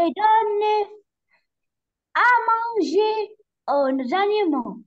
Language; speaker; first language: French; non-native, learner; Arabic